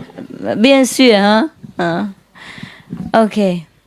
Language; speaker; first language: French; non-native, learner; Vietnamese